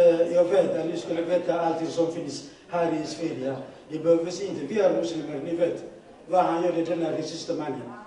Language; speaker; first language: Swedish; non-native, learner; Somali